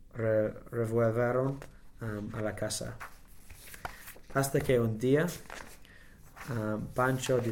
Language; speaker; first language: Spanish; non-native, learner; English